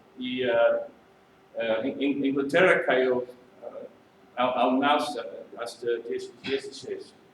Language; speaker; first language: Spanish; non-native, learner; English